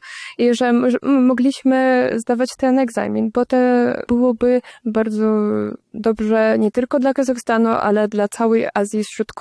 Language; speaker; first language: Polish; non-native, fluent; Russian